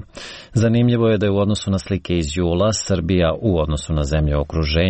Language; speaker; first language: Croatian; native; Croatian